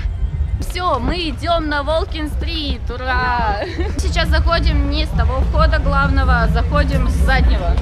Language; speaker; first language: Russian; native; Russian